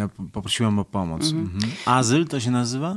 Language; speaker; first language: Russian; non-native, learner; Polish